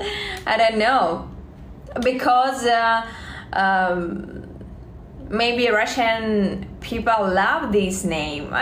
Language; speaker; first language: English; non-native, learner; Russian